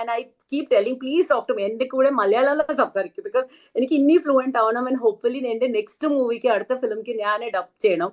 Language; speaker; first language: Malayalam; non-native, learner; Telugu